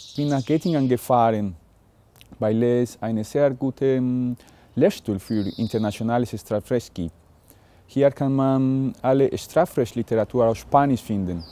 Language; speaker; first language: German; non-native, fluent; Spanish